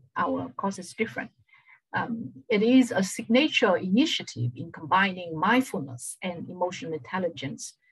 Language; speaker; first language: English; non-native, fluent; Vietnamese